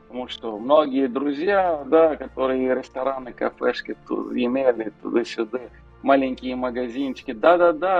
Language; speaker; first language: Russian; non-native, local second language; Romanian